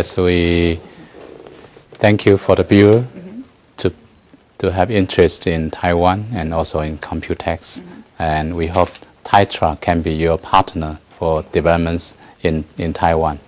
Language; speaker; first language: English; non-native, fluent; Chinese